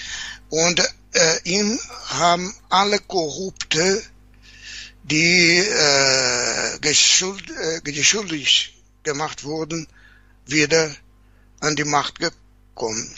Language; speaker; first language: German; non-native, fluent; Portuguese